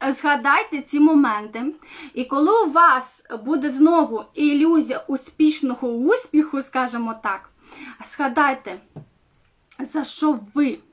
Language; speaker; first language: Ukrainian; non-native, local second language; Romanian